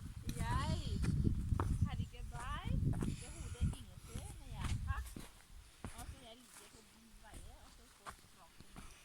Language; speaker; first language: Norwegian; non-native, learner; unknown